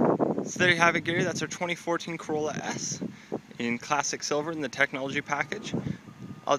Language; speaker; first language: English; native; English